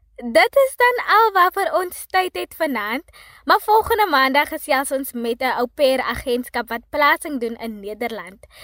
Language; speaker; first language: Afrikaans; native; Afrikaans